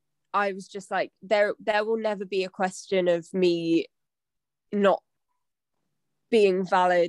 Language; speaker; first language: English; native; English